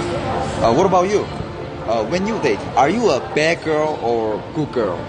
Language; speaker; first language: English; non-native, learner; Korean